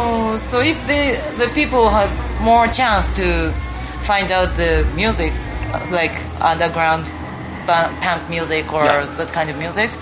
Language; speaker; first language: English; non-native, fluent; Japanese